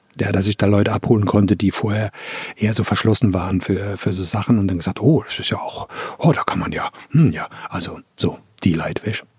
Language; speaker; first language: German; native; German